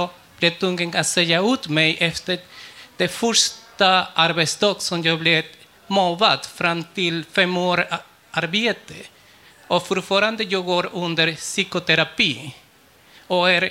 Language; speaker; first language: Swedish; non-native, fluent; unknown